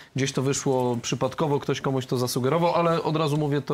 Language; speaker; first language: Polish; native; Polish